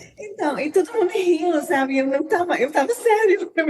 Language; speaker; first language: Portuguese; non-native, learner; English